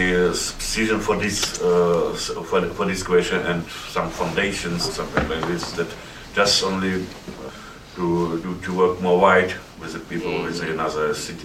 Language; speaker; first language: English; non-native, learner; Russian